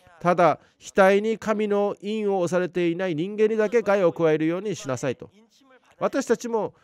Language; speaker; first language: Japanese; non-native, fluent; Korean